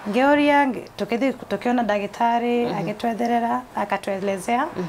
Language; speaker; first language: Kikuyu; non-native, local second language; Swahili